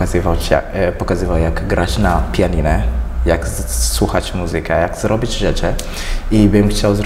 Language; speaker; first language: Polish; non-native, learner; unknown